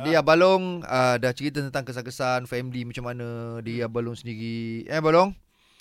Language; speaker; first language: Malay; native; Malay